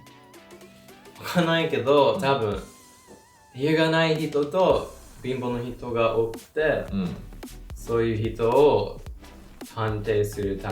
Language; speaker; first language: Japanese; non-native, learner; English